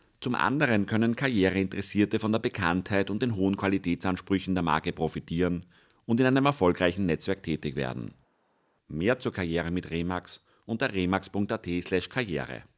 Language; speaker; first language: German; native; German